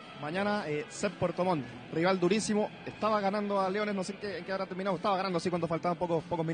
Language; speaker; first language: Spanish; native; Spanish